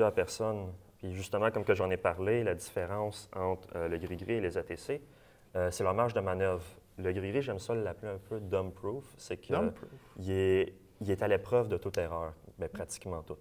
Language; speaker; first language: French; native; French